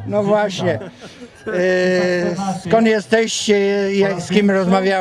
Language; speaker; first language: Polish; native; Polish